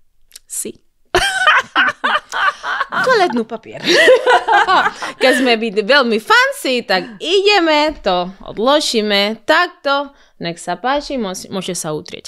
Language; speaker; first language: Slovak; non-native, learner; Spanish